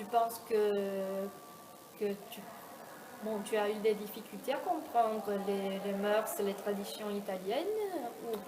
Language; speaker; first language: French; non-native, fluent; Italian